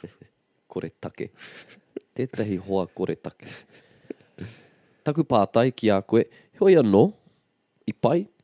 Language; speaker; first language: Māori; non-native, local second language; English